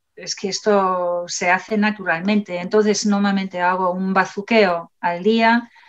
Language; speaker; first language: Spanish; non-native, fluent; English